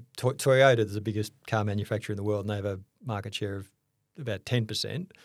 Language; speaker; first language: English; native; English